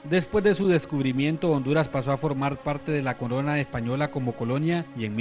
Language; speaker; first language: Spanish; native; Spanish